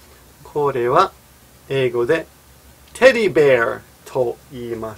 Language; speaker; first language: Japanese; non-native, fluent; English